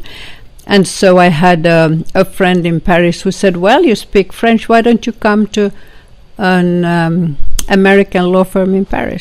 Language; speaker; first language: English; non-native, fluent; Swedish